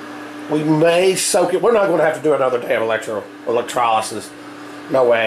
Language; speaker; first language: English; native; English